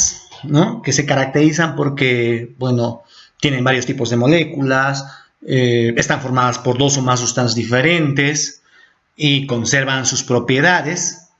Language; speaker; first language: Spanish; native; Spanish